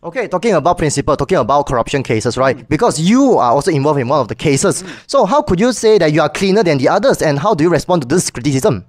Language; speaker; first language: English; non-native, local second language; Chinese